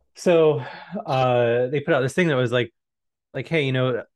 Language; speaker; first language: English; native; English